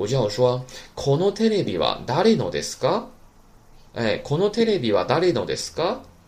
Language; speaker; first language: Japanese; non-native, fluent; Chinese